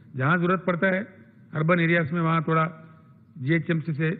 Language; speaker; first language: Hindi; non-native, local second language; Telugu